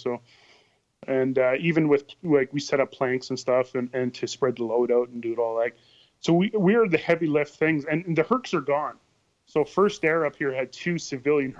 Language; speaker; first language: English; native; English